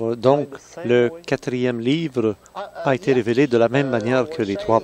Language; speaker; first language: French; native; French